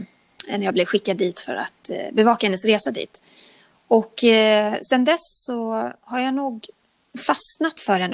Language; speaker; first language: Swedish; native; Swedish